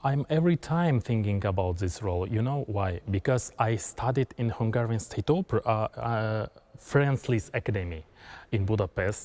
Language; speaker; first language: English; non-native, learner; Kazakh